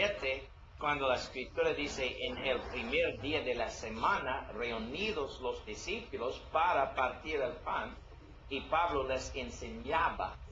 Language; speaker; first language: Spanish; non-native, learner; English